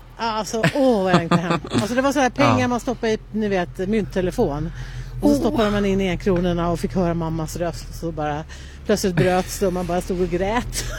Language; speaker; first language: Swedish; native; Swedish